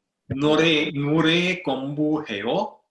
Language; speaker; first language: Korean; non-native, learner; English